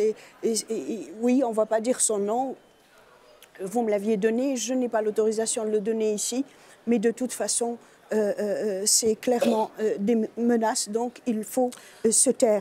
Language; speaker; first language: French; native; French